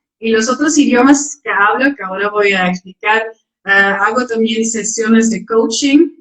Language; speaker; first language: Spanish; non-native, fluent; Dutch